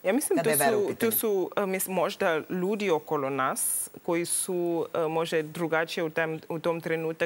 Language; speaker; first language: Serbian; non-native, learner; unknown